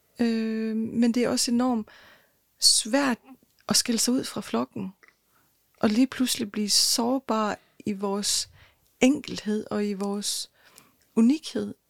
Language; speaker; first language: Danish; native; Danish